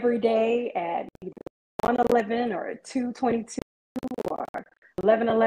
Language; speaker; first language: English; native; English